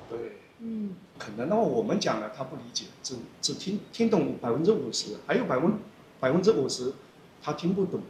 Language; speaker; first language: Chinese; native; Chinese